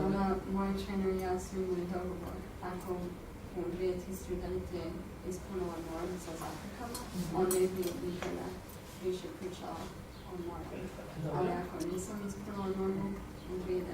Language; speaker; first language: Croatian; non-native, learner; English